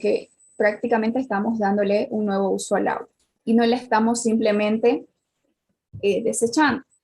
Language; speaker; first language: Spanish; native; Spanish